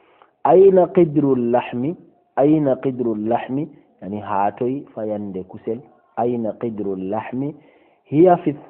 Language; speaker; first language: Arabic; non-native, fluent; Fula